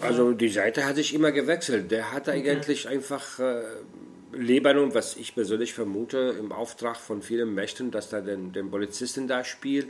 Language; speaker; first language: German; non-native, fluent; Arabic